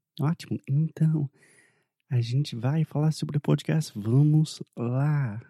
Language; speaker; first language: Portuguese; non-native, fluent; English